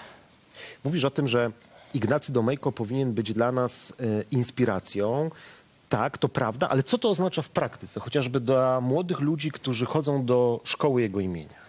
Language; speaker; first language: Polish; native; Polish